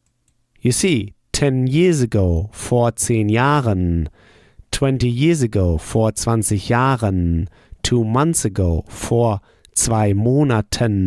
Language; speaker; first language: German; non-native, fluent; English